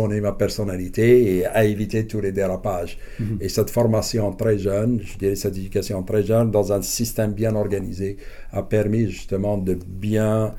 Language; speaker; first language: French; non-native, local second language; Arabic